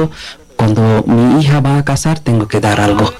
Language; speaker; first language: Spanish; non-native, learner; Bangla